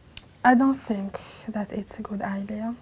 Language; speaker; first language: English; non-native, learner; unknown